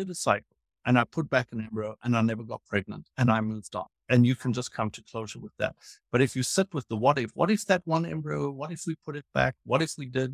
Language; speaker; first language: English; native; English